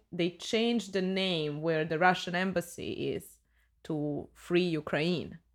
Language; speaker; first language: English; non-native, fluent; Serbian